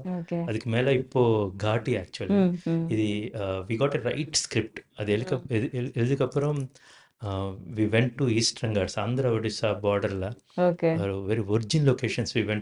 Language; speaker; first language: Tamil; non-native, learner; Telugu